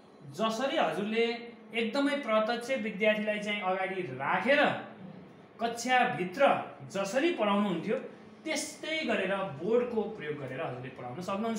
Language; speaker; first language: Nepali; native; Nepali